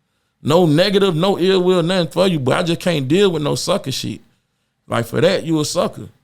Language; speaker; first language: English; native; English